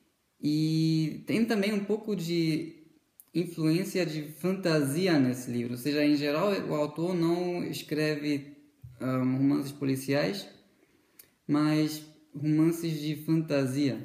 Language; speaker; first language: Portuguese; non-native, fluent; German